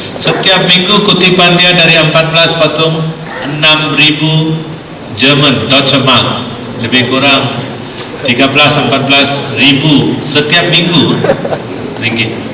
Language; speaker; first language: Malay; non-native, local second language; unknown